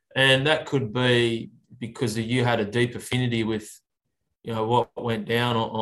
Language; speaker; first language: English; native; English